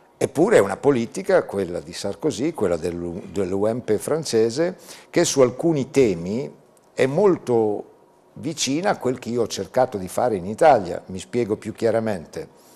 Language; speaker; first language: Italian; native; Italian